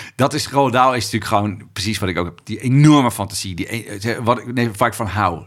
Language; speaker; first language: Dutch; native; Dutch